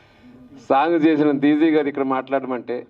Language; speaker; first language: Telugu; non-native, learner; Hindi